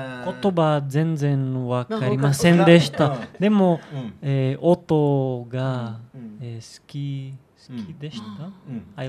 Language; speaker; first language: Japanese; non-native, learner; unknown